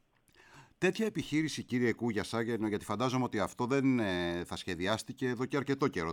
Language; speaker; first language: Greek; native; Greek